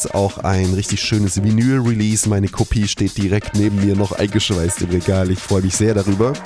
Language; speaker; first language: German; native; German